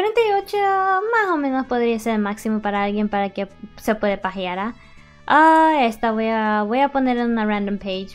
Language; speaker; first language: Spanish; early bilingual, heritage; English